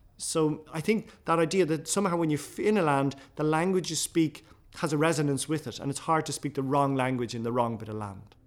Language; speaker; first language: English; non-native, local second language; Irish